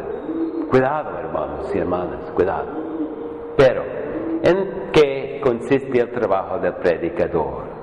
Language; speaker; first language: Spanish; non-native, fluent; English